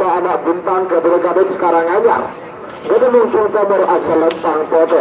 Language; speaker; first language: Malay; non-native, local second language; Madurese